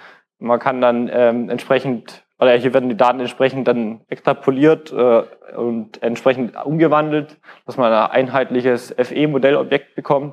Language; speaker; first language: German; native; German